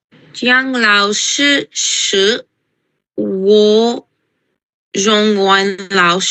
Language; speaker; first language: Chinese; non-native, learner; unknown